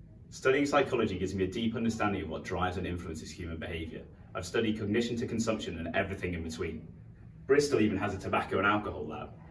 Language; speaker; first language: English; native; English